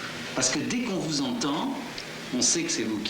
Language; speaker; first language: French; native; French